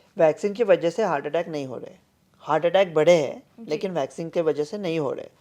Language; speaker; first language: Hindi; non-native, local second language; Marathi